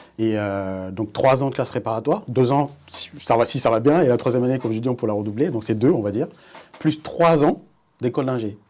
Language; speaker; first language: French; early bilingual, other home language; Wolof